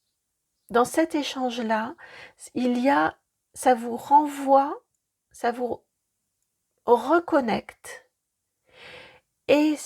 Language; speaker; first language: French; native; French